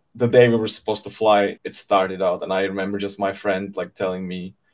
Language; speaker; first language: English; non-native, fluent; Czech